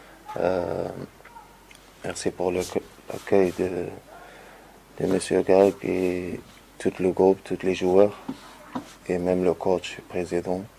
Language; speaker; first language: French; non-native, learner; Arabic